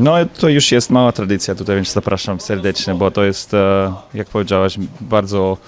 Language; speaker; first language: Polish; non-native, learner; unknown